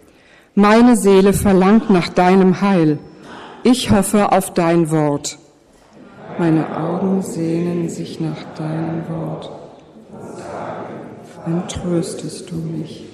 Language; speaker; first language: German; native; German